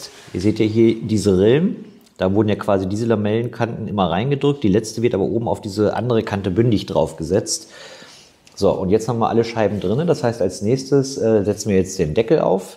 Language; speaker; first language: German; native; German